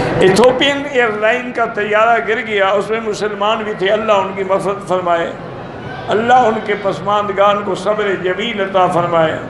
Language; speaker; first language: Urdu; early bilingual, heritage; Urdu